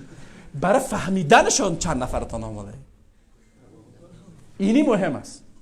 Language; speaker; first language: Persian; native; Persian